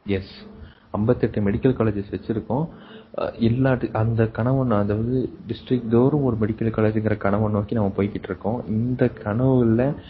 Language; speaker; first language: Tamil; native; Tamil